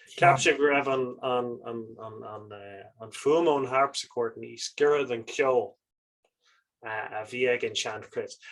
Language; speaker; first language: Irish; non-native, local second language; English